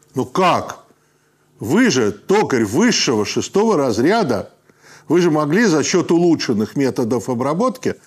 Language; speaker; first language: Russian; native; Russian